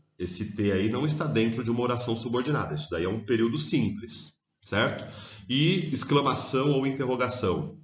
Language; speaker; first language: Portuguese; native; Portuguese